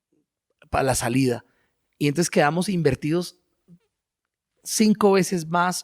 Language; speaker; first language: Spanish; native; Spanish